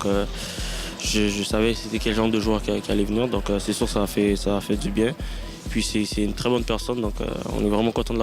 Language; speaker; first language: French; native; French